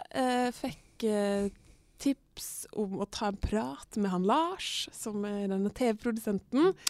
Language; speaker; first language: Norwegian; native; Norwegian